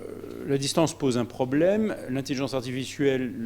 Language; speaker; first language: French; native; French